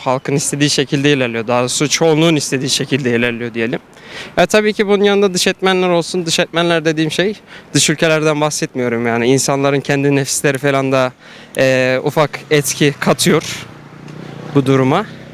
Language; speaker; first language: Turkish; native; Turkish